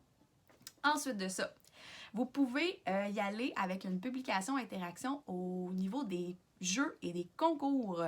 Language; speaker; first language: French; native; French